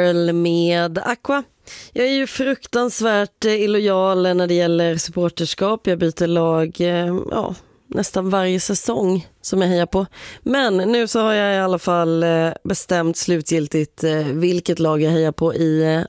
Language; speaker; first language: Swedish; native; Swedish